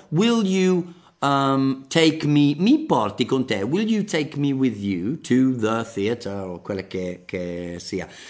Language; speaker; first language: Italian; non-native, fluent; English